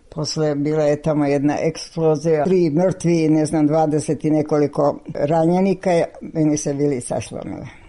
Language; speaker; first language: Serbian; non-native, local second language; Hungarian